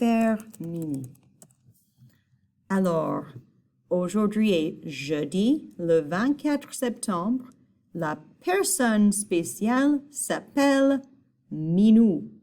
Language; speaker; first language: French; non-native, fluent; English